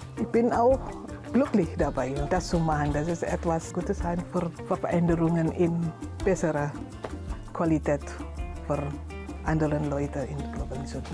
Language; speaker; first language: German; non-native, learner; Indonesian